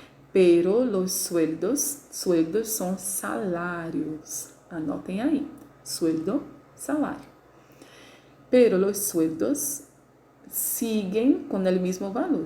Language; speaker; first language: Spanish; non-native, learner; Portuguese